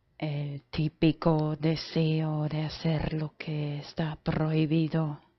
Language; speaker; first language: Spanish; non-native, fluent; German